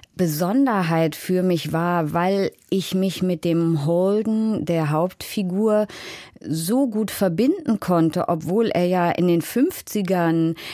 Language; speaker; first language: German; native; German